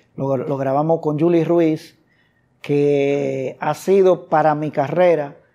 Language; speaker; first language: Spanish; native; Spanish